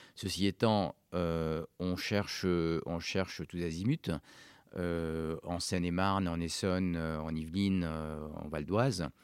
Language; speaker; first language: French; non-native, local second language; Arabic